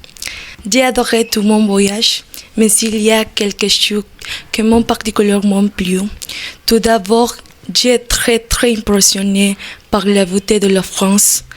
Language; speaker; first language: French; non-native, learner; Spanish